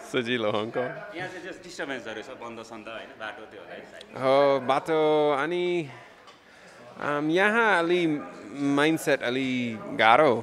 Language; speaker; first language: Nepali; non-native, learner; English